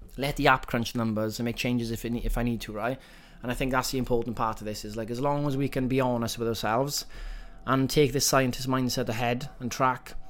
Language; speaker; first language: English; native; English